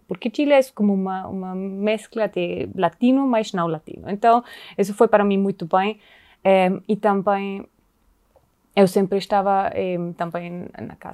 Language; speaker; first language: Portuguese; non-native, fluent; German